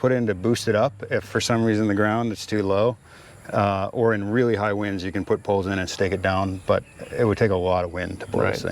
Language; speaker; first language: English; native; English